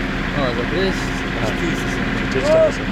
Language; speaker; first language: Russian; non-native, local second language; Tajik